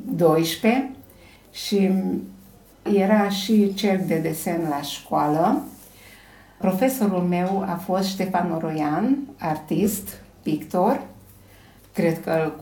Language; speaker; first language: Romanian; native; Romanian